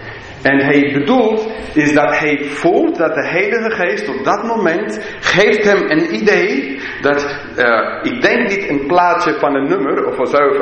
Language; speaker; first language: Dutch; non-native, fluent; English